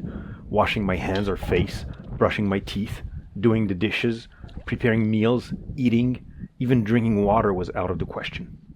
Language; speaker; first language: English; non-native, local second language; French